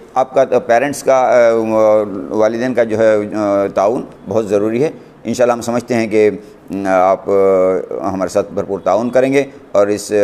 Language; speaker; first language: Hindi; non-native, local second language; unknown